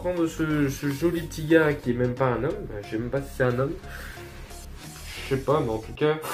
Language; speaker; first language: French; native; French